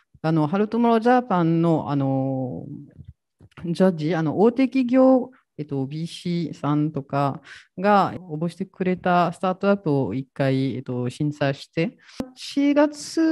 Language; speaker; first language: Japanese; non-native, fluent; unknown